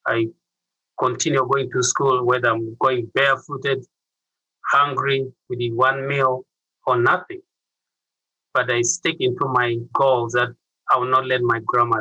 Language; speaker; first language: English; non-native, local second language; Acoli